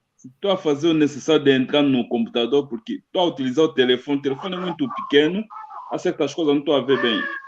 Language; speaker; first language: Portuguese; non-native, fluent; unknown